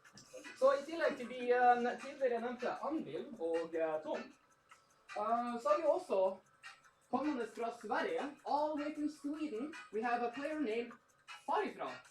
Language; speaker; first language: Norwegian; native; Norwegian